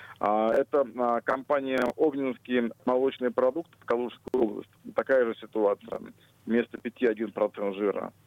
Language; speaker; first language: Russian; native; Russian